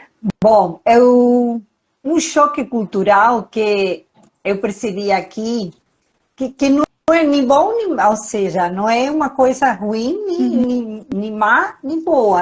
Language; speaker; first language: Portuguese; non-native, fluent; Spanish